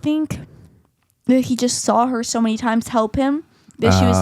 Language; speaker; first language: English; native; English